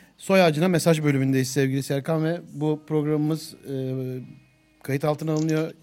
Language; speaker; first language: Turkish; native; Turkish